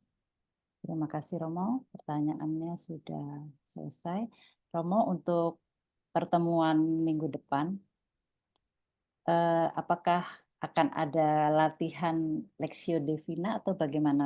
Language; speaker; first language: Indonesian; native; Indonesian